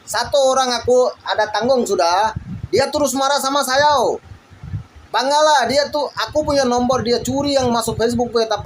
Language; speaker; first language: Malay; non-native, fluent; Bangla